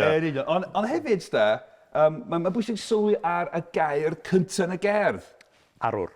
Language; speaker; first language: Welsh; non-native, fluent; English